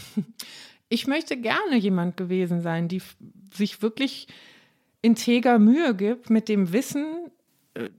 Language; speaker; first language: German; native; German